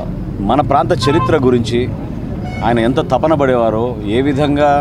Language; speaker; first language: Telugu; native; Telugu